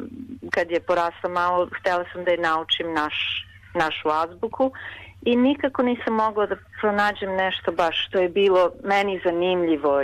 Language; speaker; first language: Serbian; early bilingual, heritage; Serbian